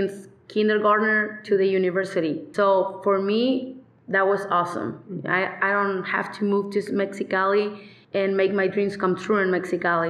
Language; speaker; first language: English; non-native, learner; Spanish